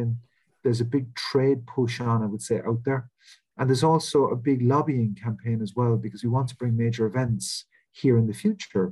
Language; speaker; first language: English; native; English